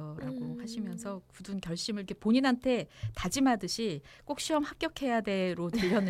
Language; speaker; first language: Korean; native; Korean